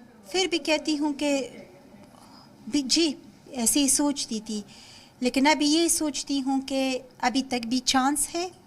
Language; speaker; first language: Hindi; non-native, fluent; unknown